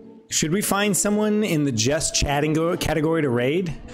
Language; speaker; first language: English; native; English